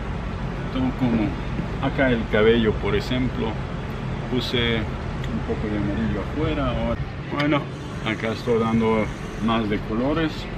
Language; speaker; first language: Spanish; non-native, fluent; Portuguese